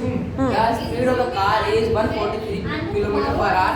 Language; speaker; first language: English; non-native, learner; Hindi